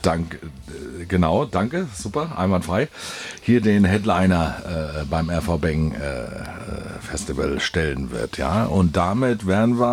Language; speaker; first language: German; native; German